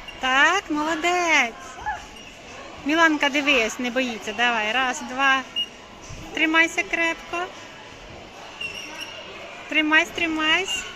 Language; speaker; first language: Ukrainian; native; Ukrainian